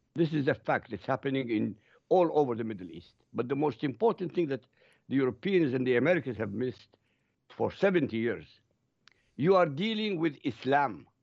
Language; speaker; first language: English; non-native, fluent; Arabic